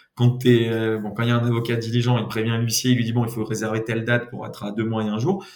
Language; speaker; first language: French; native; French